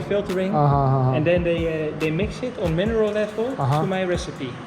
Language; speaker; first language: English; non-native, fluent; Dutch